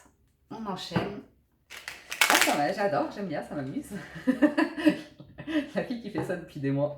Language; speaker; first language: French; native; French